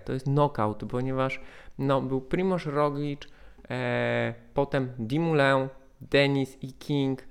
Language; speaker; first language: Polish; native; Polish